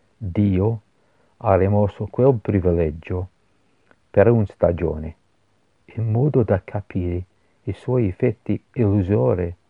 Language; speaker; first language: Italian; non-native, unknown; English